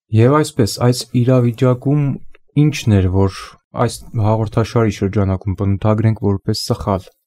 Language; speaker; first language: Armenian; native; Armenian